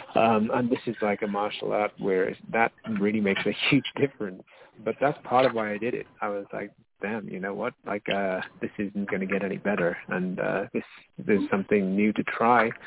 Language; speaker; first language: English; native; English